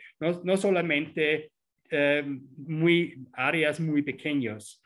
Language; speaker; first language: Spanish; non-native, fluent; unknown